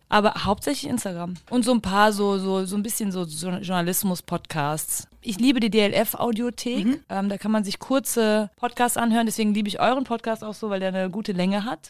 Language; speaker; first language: German; early bilingual, other home language; Turkish